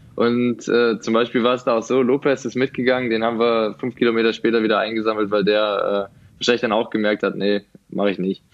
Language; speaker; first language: German; native; German